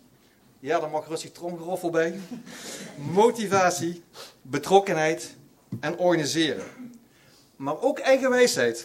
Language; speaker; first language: Dutch; native; Dutch